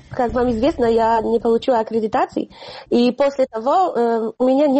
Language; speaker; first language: Russian; non-native, fluent; Polish